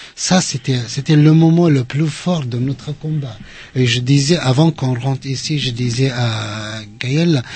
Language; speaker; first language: French; non-native, fluent; Arabic